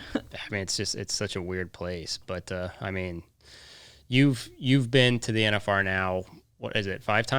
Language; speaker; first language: English; native; English